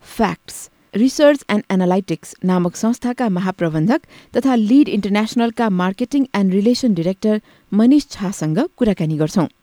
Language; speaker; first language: Nepali; native; Nepali